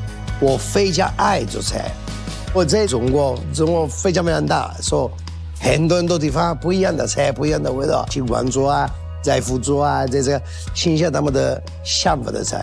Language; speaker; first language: Chinese; non-native, learner; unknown